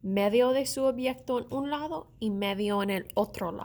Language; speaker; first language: Spanish; non-native, learner; English